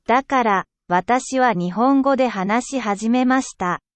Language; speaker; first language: Japanese; non-native, learner; Korean